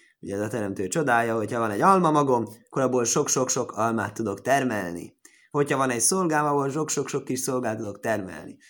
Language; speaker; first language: Hungarian; early bilingual, heritage; Hungarian